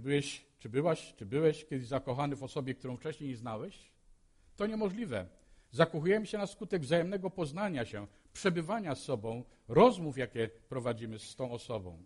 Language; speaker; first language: Polish; native; Polish